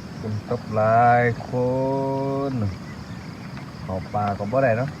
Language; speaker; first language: Thai; non-native, local second language; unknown